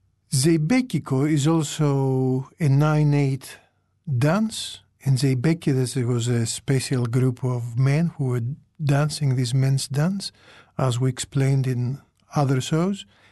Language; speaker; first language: English; non-native, fluent; Greek